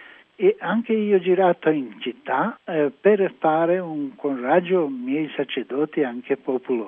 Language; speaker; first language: Italian; non-native, learner; Croatian